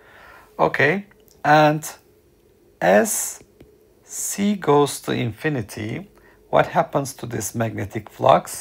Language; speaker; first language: English; non-native, fluent; Turkish